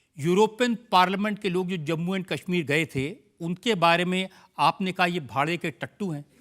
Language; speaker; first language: Hindi; native; Hindi